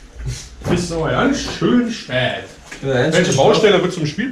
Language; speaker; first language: German; native; German